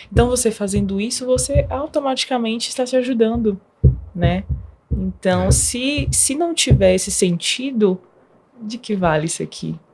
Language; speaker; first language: Portuguese; native; Portuguese